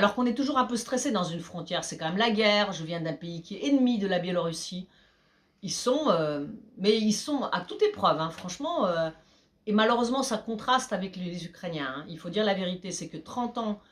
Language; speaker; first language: French; early bilingual, other home language; Polish